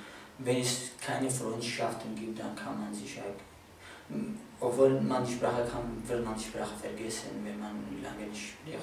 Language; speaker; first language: German; non-native, fluent; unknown